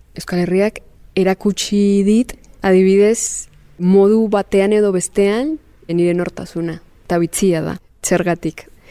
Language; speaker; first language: Basque; non-native, fluent; Spanish